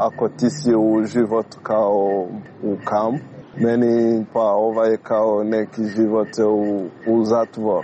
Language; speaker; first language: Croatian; non-native, learner; Rundi